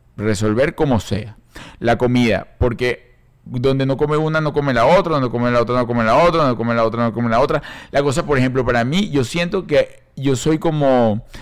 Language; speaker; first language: Spanish; native; Spanish